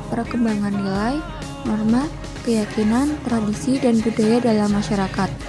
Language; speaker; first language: Indonesian; native; Indonesian